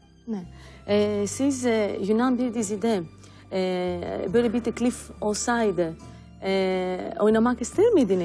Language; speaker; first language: Turkish; non-native, fluent; Greek